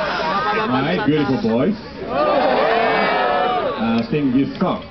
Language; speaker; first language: English; non-native, learner; Japanese